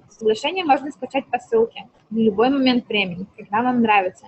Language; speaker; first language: Russian; native; Russian